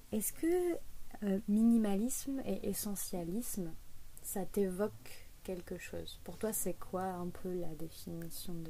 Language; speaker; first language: French; native; French